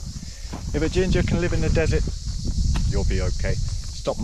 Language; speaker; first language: English; native; English